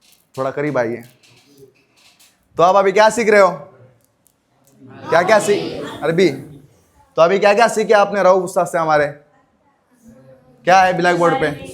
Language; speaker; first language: Hindi; native; Hindi